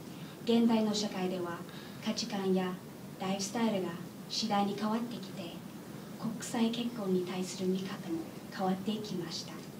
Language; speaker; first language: Japanese; non-native, learner; English